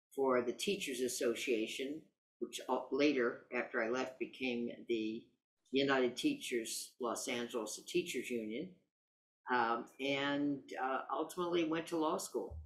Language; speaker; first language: English; native; English